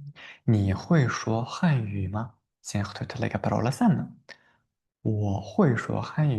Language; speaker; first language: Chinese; non-native, fluent; Uzbek